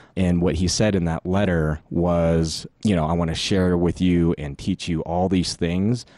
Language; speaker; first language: English; native; English